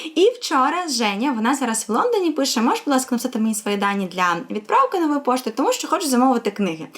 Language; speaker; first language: Ukrainian; non-native, local second language; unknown